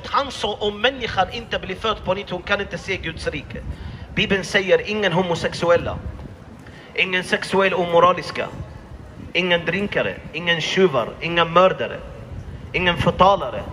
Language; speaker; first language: Swedish; non-native, fluent; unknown